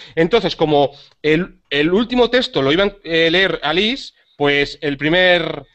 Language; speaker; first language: Spanish; native; Spanish